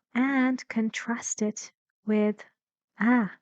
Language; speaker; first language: English; non-native, fluent; Persian